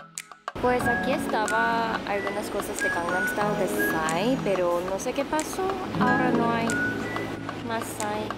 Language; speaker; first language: Spanish; non-native, fluent; Korean